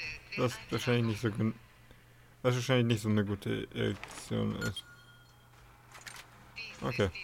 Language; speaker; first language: German; native; German